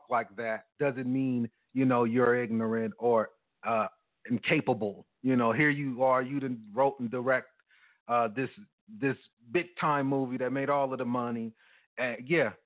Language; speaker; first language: English; native; English